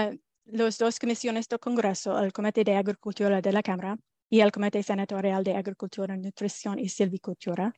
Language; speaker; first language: Spanish; non-native, fluent; English